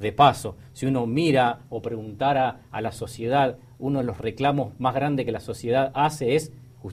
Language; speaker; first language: Spanish; native; Spanish